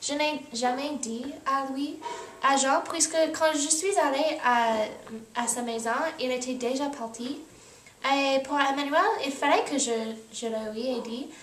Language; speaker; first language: French; non-native, learner; English